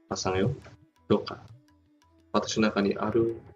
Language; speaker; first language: Japanese; non-native, fluent; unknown